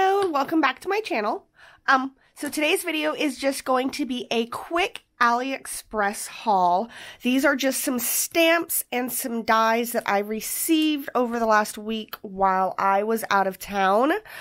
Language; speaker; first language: English; native; English